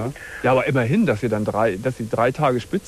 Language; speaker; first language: German; native; German